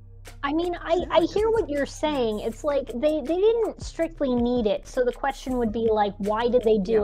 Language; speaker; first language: English; native; English